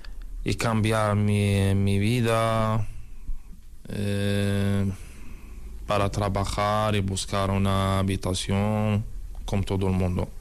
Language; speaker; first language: Spanish; non-native, learner; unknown